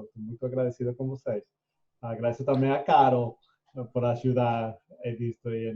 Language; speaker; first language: Portuguese; non-native, fluent; Spanish